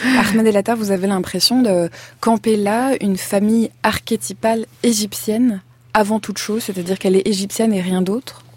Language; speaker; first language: French; native; French